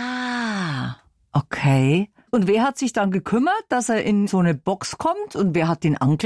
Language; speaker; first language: German; native; German